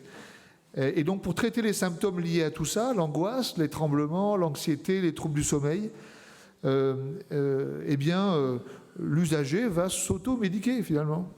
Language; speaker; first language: French; native; French